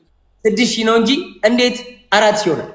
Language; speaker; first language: Amharic; native; Amharic